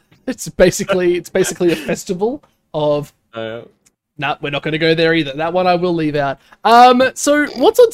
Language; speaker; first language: English; native; English